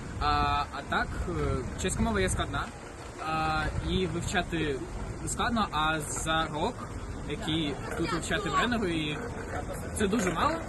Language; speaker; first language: Ukrainian; non-native, local second language; Russian